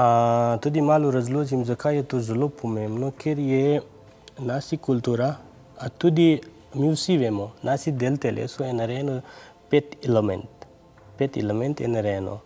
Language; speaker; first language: Slovenian; non-native, learner; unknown